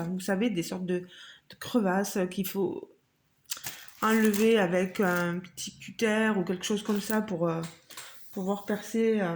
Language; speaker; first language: French; native; French